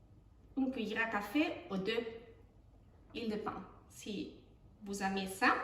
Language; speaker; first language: French; non-native, fluent; Spanish